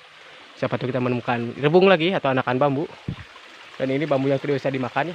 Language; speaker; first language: Indonesian; native; Indonesian